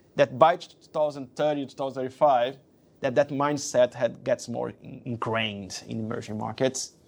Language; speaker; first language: English; non-native, fluent; Portuguese